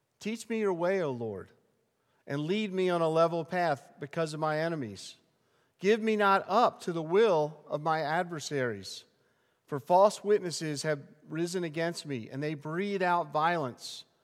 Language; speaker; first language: English; native; English